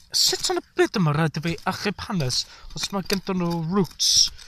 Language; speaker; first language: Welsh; non-native, learner; English